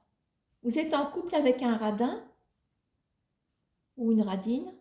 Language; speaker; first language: French; native; French